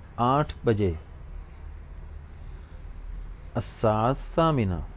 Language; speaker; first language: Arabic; non-native, fluent; Urdu